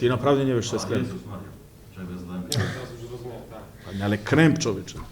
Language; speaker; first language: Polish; non-native, fluent; Serbian